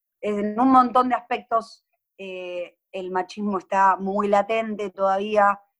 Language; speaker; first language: Spanish; native; Spanish